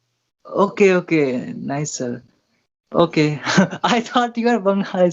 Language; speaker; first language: English; non-native, learner; Hindi